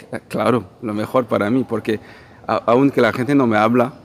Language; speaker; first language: Spanish; non-native, fluent; Portuguese